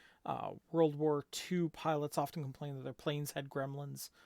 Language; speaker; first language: English; native; English